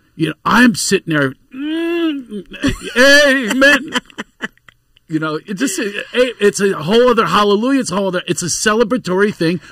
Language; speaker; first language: English; native; English